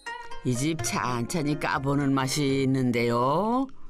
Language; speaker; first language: Korean; native; Korean